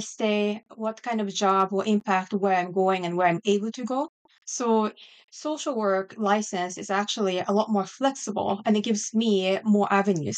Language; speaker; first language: English; non-native, fluent; Japanese